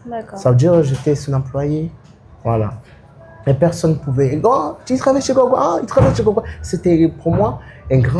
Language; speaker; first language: French; non-native, local second language; Ngazidja Comorian